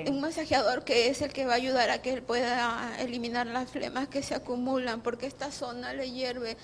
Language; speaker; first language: Spanish; native; Spanish